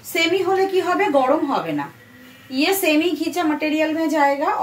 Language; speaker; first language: Hindi; non-native, local second language; Bangla